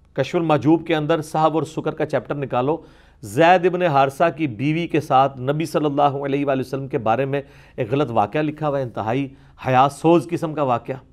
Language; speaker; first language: Urdu; non-native, local second language; Punjabi